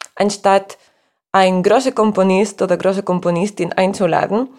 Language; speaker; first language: German; non-native, fluent; Spanish